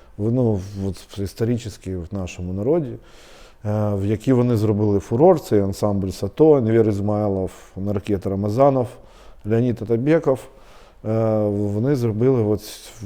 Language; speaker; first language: Ukrainian; non-native, local second language; Russian